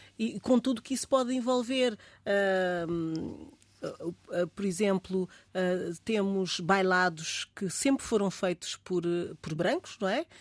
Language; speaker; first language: Portuguese; native; Portuguese